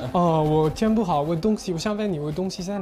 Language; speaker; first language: Chinese; non-native, learner; Morisyen